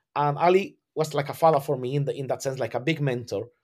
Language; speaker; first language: English; non-native, fluent; Spanish